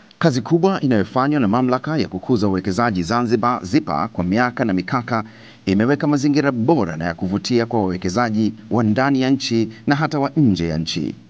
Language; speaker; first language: Swahili; native; Swahili